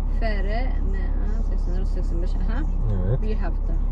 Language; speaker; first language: Turkish; non-native, learner; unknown